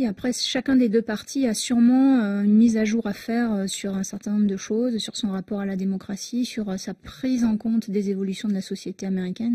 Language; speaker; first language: French; native; French